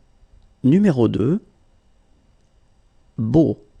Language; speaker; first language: French; native; French